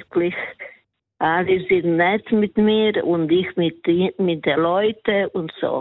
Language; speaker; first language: German; non-native, learner; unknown